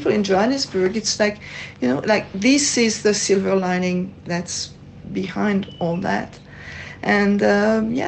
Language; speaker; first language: English; non-native, fluent; French